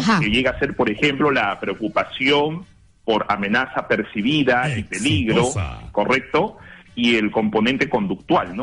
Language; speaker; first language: Spanish; native; Spanish